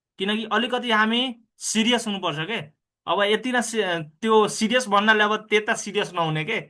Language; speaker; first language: Nepali; non-native, local second language; Bhojpuri